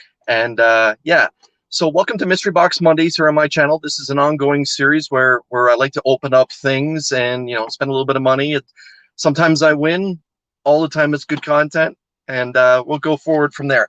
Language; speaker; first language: English; native; English